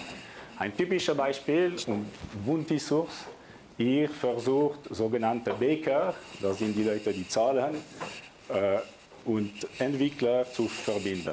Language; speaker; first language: German; non-native, local second language; French